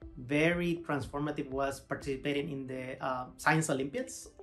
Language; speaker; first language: English; non-native, fluent; Spanish